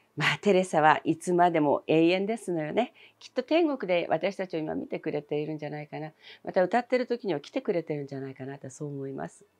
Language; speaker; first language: Japanese; early bilingual, other home language; Chinese